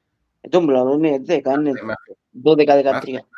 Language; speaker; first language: Greek; early bilingual, heritage; Greek